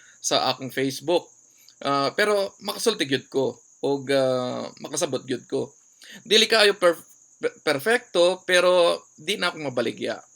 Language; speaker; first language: Cebuano; non-native, local second language; Pampanga